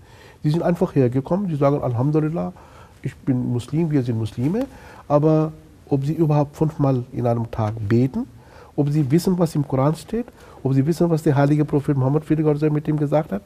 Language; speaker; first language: German; non-native, fluent; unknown